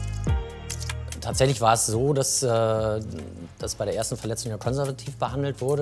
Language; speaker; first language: German; native; German